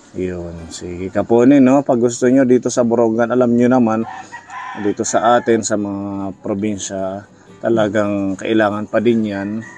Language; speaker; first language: Filipino; non-native, local second language; Waray